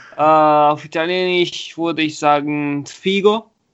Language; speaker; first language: German; non-native, learner; Italian